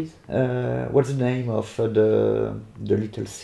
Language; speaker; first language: English; non-native, learner; French